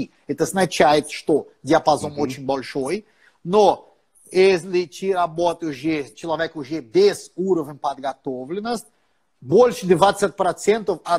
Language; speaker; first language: Russian; non-native, fluent; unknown